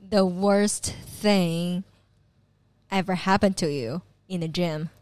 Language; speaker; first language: English; non-native, fluent; Chinese